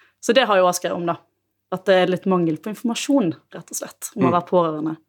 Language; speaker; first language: Norwegian; native; Norwegian